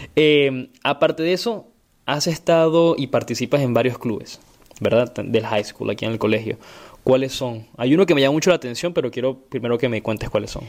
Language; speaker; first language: Spanish; native; Spanish